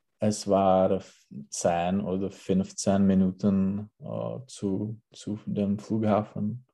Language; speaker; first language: German; non-native, learner; Czech